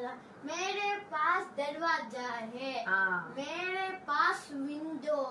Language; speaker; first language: Hindi; non-native, learner; Tamil